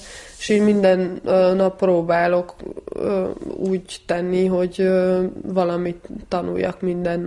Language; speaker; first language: Hungarian; early bilingual, heritage; Hungarian